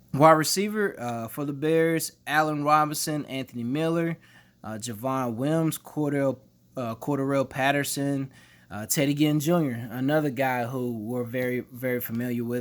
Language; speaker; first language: English; native; English